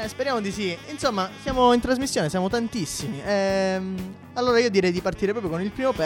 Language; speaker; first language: Italian; native; Italian